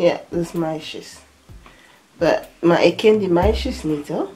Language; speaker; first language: Dutch; non-native, fluent; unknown